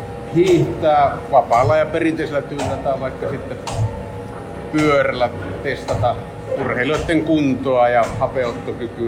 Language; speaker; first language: Finnish; native; Finnish